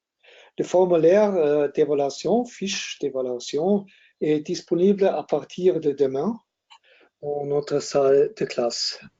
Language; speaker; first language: French; non-native, fluent; German